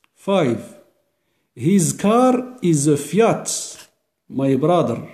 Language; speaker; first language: English; non-native, learner; Arabic